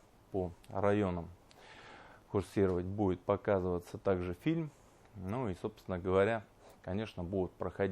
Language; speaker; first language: Russian; native; Russian